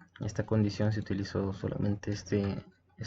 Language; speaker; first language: Spanish; native; Spanish